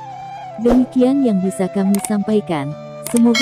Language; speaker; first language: Indonesian; native; Indonesian